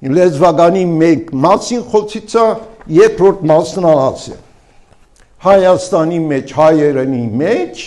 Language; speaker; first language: Armenian; early bilingual, heritage; Armenian